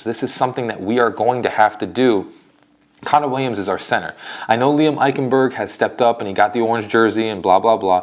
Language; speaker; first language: English; native; English